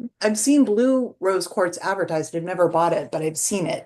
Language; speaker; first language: English; native; English